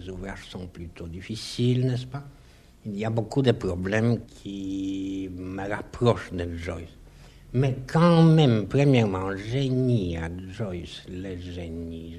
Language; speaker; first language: French; non-native, fluent; Polish